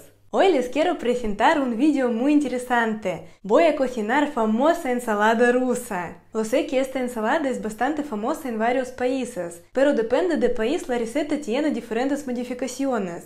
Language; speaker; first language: Spanish; non-native, fluent; Russian